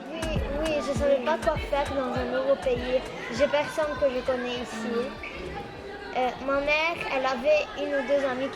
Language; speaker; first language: French; non-native, local second language; Arabic